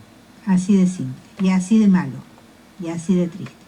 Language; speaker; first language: Spanish; native; Spanish